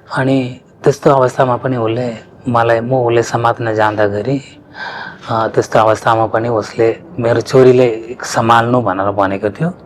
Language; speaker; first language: Nepali; non-native, fluent; Malayalam